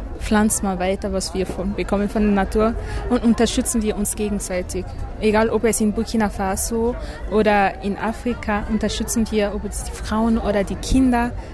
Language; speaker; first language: German; non-native, learner; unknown